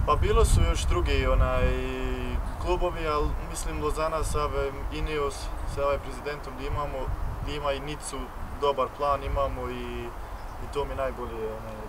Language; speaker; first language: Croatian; early bilingual, heritage; Bosnian